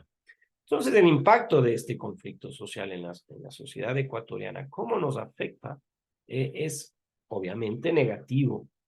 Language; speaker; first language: Spanish; native; Spanish